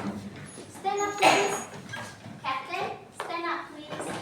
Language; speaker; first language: English; non-native, learner; Indonesian